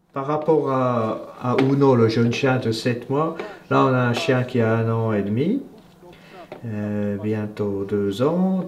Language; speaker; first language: French; native; French